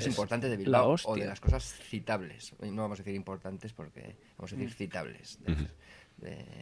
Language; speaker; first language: Spanish; native; Spanish